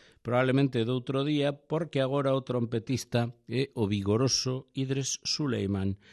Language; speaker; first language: Galician; native; Galician